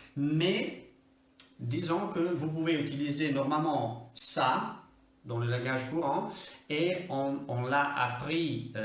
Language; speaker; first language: French; non-native, fluent; Italian